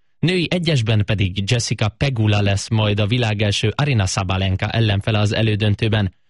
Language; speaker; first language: Hungarian; native; Hungarian